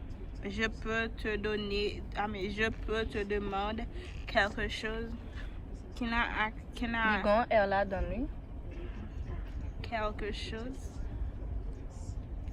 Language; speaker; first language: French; non-native, learner; Haitian Creole